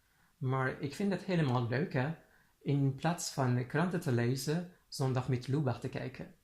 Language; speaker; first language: Dutch; non-native, fluent; Persian